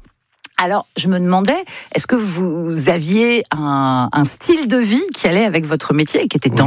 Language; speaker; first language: French; native; French